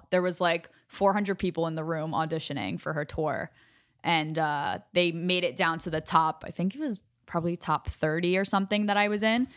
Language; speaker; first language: English; native; English